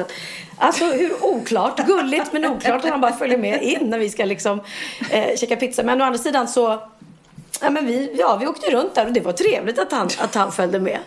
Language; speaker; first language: Swedish; native; Swedish